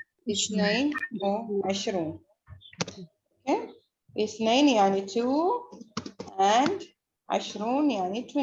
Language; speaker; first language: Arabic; non-native, fluent; Urdu